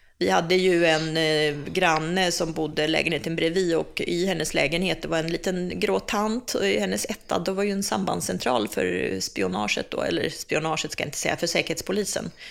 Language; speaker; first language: Swedish; early bilingual, other home language; Czech